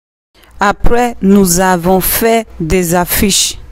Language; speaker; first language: French; non-native, learner; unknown